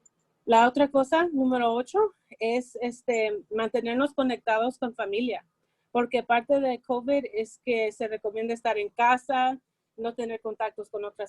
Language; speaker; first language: Spanish; early bilingual, heritage; Spanish